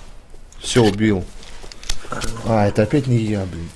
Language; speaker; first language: Russian; native; Russian